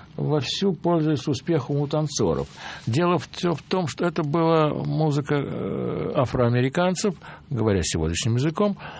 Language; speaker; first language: Russian; native; Russian